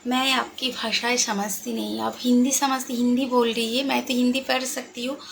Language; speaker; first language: Hindi; non-native, local second language; Bangla